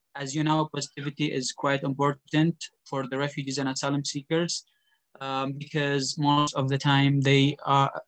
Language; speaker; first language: English; non-native, fluent; Arabic